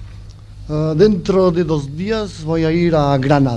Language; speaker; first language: Spanish; non-native, local second language; Catalan